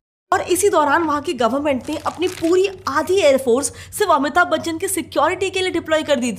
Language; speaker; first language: Hindi; native; Hindi